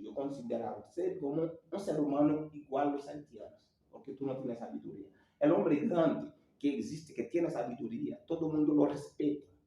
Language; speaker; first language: Spanish; non-native, learner; Haitian Creole